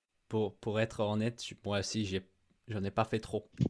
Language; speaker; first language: French; non-native, fluent; English